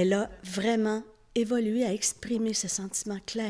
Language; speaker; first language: French; native; French